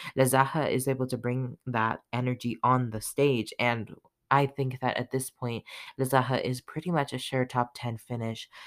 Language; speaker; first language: English; native; English